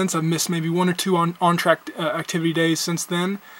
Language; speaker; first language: English; native; English